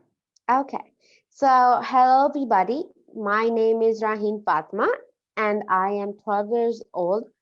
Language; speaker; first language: English; non-native, local second language; Urdu